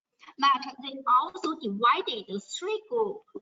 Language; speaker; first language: English; non-native, learner; Chinese